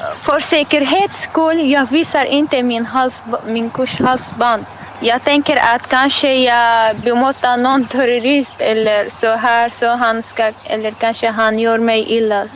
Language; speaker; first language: Swedish; non-native, learner; Arabic